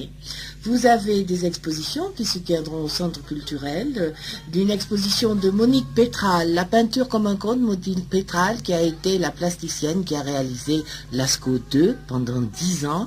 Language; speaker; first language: French; native; French